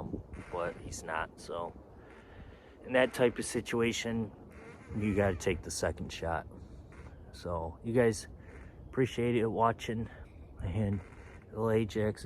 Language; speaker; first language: English; native; English